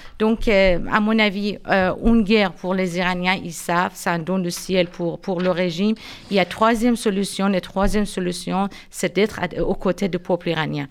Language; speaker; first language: French; non-native, fluent; Persian